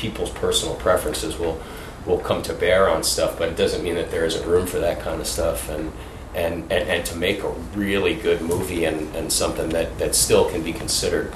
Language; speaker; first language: English; native; English